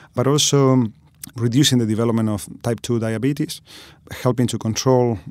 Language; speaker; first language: English; non-native, fluent; Spanish